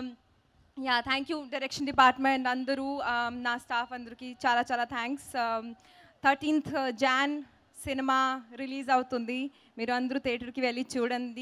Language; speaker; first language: Telugu; non-native, local second language; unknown